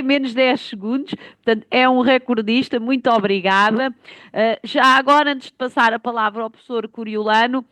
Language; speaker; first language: Portuguese; native; Portuguese